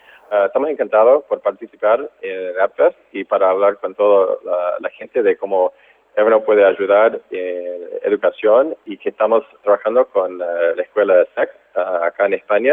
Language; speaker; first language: Spanish; non-native, fluent; English